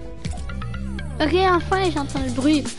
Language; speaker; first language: French; native; French